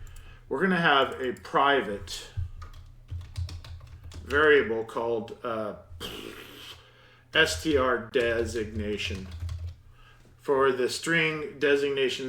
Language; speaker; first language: English; native; English